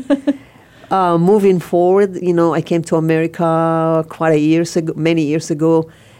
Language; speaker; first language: English; non-native, learner; Hebrew